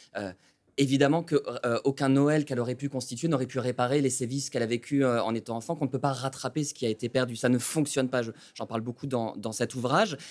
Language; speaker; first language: French; native; French